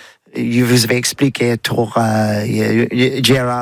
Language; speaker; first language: French; non-native, learner; English